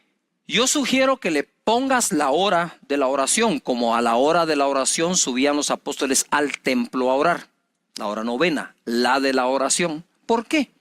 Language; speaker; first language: Spanish; native; Spanish